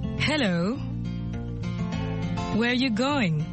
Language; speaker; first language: English; non-native, fluent; French